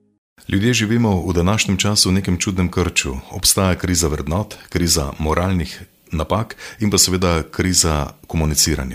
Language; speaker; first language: Slovenian; native; Slovenian